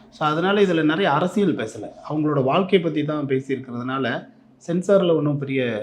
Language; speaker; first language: Tamil; native; Tamil